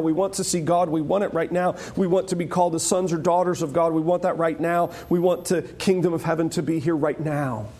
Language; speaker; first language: English; native; English